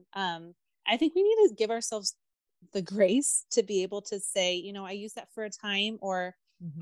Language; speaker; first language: English; native; English